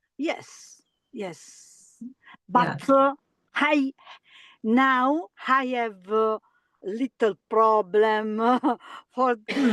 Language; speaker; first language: English; non-native, learner; Italian